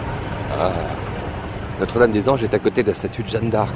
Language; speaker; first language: French; native; French